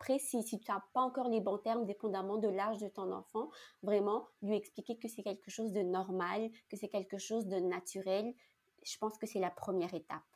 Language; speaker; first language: French; non-native, local second language; Malagasy